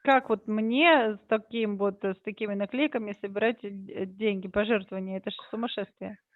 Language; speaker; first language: Russian; native; Russian